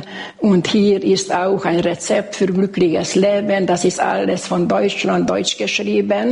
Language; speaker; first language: German; non-native, local second language; Hungarian